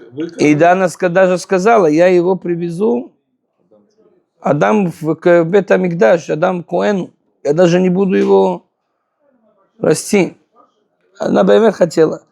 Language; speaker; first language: Russian; non-native, fluent; Hebrew